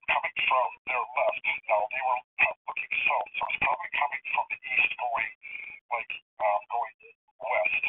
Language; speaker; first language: English; native; English